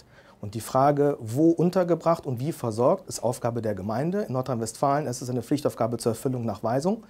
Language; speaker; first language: German; native; German